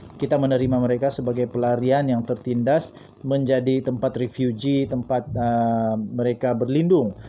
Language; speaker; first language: Malay; non-native, local second language; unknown